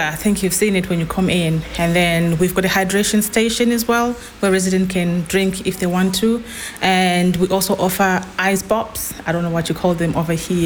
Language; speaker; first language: English; non-native, local second language; Shona